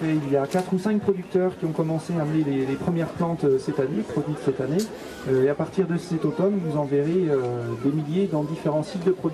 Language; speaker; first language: French; native; French